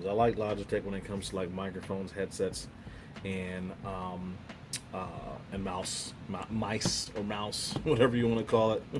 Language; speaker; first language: English; native; English